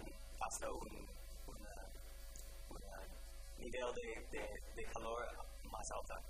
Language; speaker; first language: Spanish; non-native, fluent; English